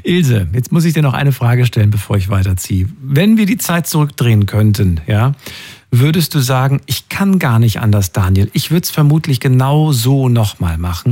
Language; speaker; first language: German; native; German